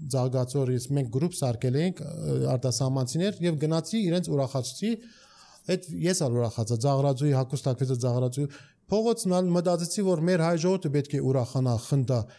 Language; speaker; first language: Armenian; early bilingual, heritage; Armenian